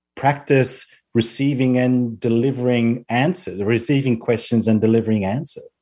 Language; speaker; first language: English; non-native, fluent; Spanish